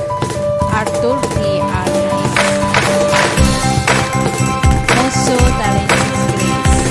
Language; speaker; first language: English; non-native, learner; Indonesian